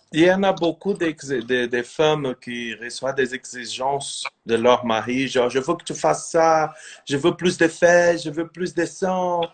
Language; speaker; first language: French; non-native, fluent; Portuguese